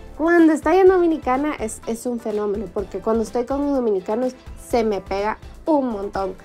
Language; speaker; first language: Spanish; early bilingual, heritage; Spanish